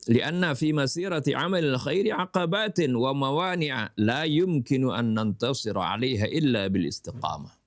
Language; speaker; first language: Arabic; non-native, fluent; Indonesian